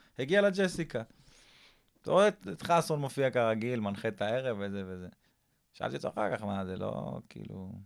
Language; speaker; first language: Hebrew; early bilingual, other home language; English